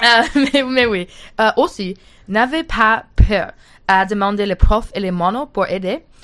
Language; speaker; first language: French; non-native, learner; English